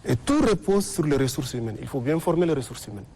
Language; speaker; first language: French; non-native, local second language; Arabic